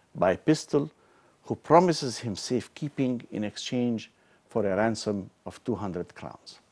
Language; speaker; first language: English; non-native, fluent; Arabic